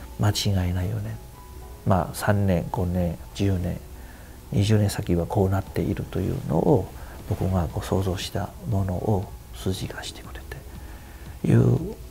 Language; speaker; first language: Japanese; non-native, fluent; Chinese